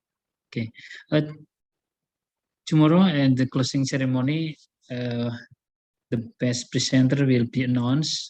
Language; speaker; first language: English; non-native, learner; Indonesian